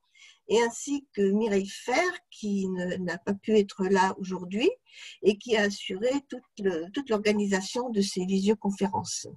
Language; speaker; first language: French; native; French